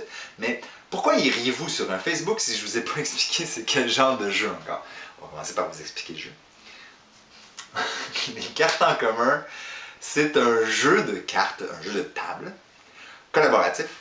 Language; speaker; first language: French; native; French